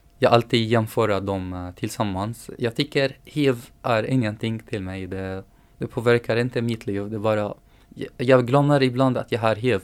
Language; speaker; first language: Swedish; non-native, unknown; Arabic